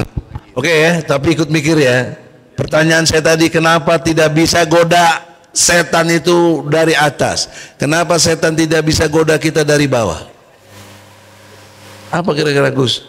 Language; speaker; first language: Indonesian; native; Indonesian